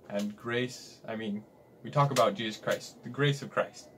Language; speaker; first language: English; native; English